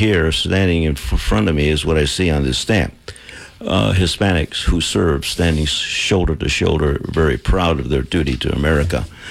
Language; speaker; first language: English; non-native, local second language; Spanish